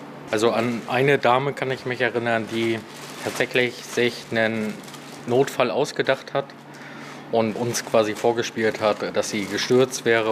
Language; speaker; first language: German; native; German